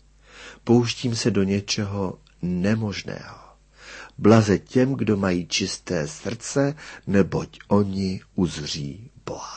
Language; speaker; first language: Czech; native; Czech